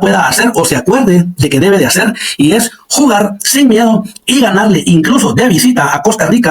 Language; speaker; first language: Spanish; native; Spanish